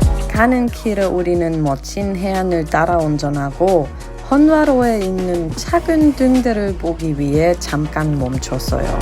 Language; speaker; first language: Korean; non-native, learner; German